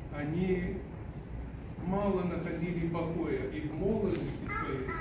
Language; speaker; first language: Russian; early bilingual, heritage; Russian